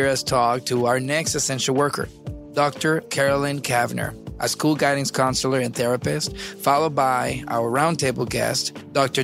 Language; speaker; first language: English; early bilingual, other home language; Spanish